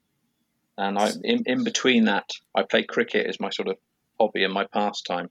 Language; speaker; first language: English; native; English